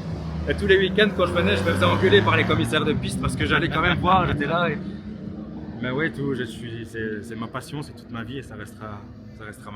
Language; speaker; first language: French; native; French